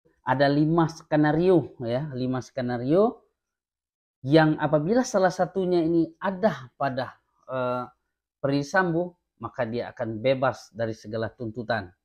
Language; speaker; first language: Indonesian; native; Indonesian